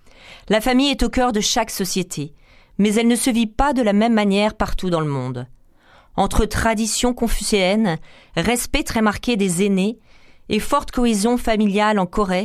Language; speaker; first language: French; non-native, local second language; Korean